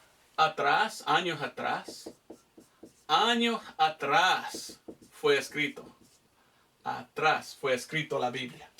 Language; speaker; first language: Spanish; non-native, fluent; English